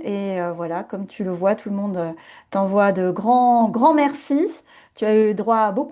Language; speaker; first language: French; native; French